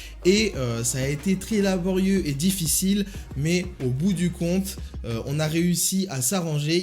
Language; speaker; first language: French; native; French